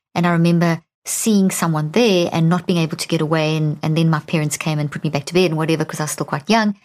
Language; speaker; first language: English; native; English